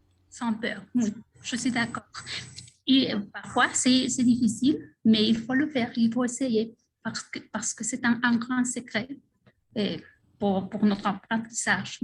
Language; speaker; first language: French; non-native, fluent; Spanish